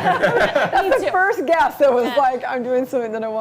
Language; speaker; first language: English; native; English